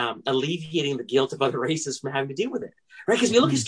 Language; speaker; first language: English; native; English